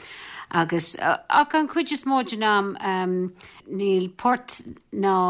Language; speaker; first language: Irish; non-native, local second language; English